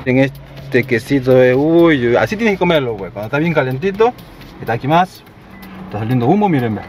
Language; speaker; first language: Spanish; native; Spanish